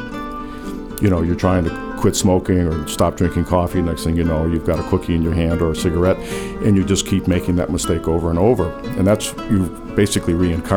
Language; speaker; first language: English; native; English